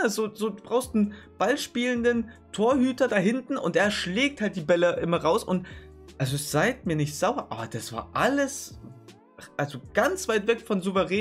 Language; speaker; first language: German; native; German